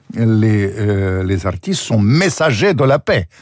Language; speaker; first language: French; non-native, fluent; Ukrainian